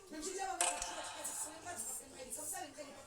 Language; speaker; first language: French; native; French